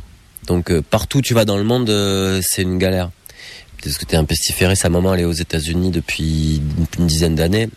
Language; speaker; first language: French; native; French